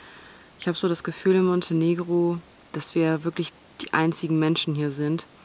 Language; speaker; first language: German; native; German